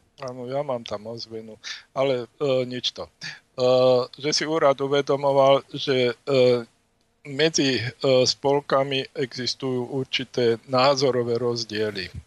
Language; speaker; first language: Slovak; native; Slovak